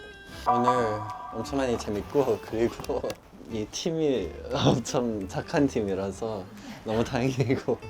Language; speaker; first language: Korean; early bilingual, heritage; English